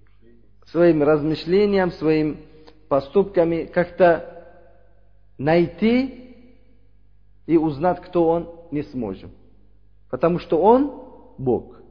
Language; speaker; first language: Russian; non-native, learner; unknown